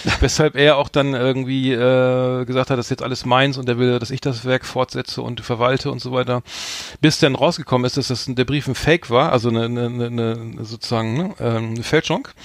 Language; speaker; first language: German; native; German